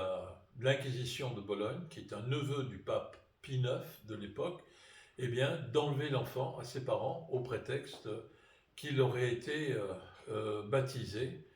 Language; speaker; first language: French; native; French